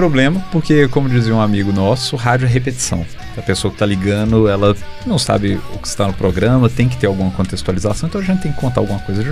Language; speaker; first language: Portuguese; native; Portuguese